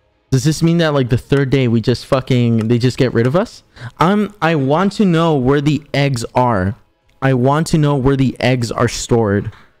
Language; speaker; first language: English; early bilingual, other home language; Spanish